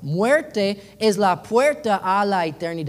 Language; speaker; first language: Spanish; non-native, learner; English